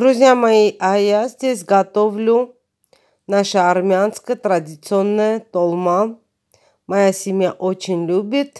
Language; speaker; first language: Russian; non-native, fluent; Armenian